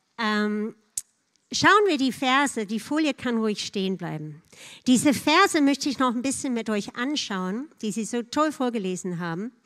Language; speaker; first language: German; non-native, fluent; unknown